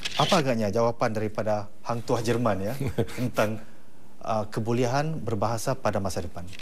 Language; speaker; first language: Malay; native; Malay